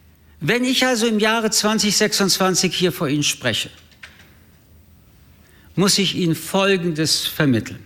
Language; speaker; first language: German; early bilingual, other home language; French